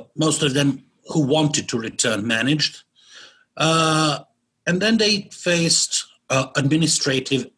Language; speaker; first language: English; non-native, fluent; Bosnian